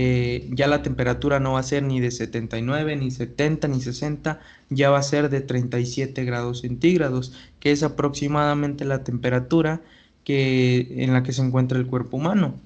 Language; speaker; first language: Spanish; native; Spanish